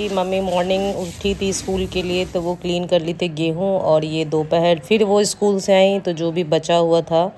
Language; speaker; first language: Hindi; native; Hindi